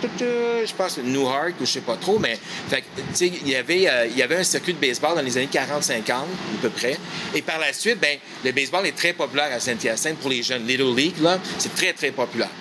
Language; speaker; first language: French; native; French